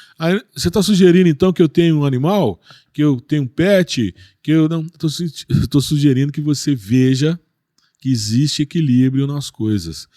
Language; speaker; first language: Portuguese; native; Portuguese